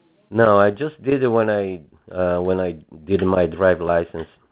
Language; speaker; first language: English; non-native, fluent; Portuguese